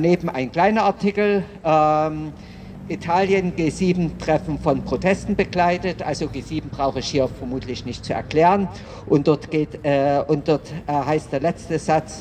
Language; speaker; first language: German; native; German